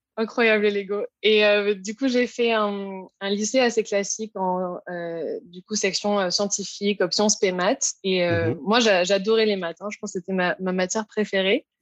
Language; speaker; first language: French; native; French